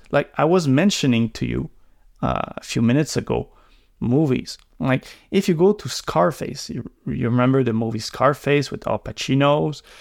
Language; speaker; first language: English; non-native, local second language; French